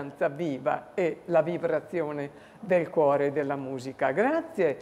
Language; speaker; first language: Italian; native; Italian